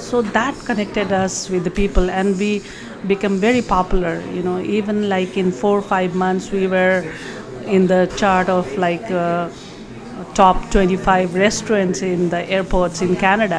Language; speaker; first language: English; non-native, local second language; Nepali